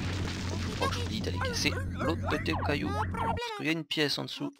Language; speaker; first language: French; native; French